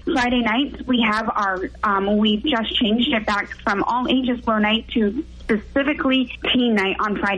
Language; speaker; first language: English; native; English